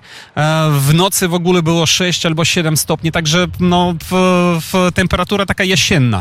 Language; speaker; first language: Polish; non-native, fluent; Ukrainian